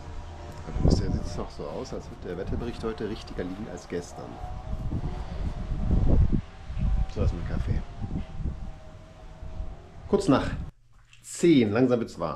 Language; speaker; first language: German; native; German